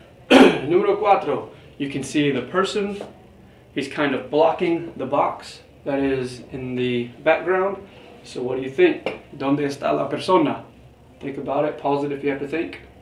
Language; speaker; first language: English; native; English